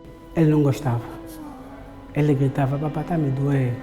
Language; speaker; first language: Portuguese; non-native, local second language; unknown